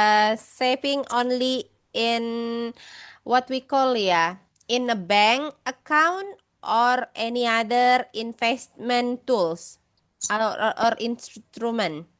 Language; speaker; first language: English; non-native, fluent; Indonesian